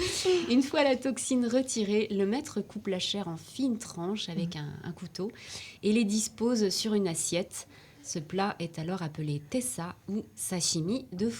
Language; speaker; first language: French; native; French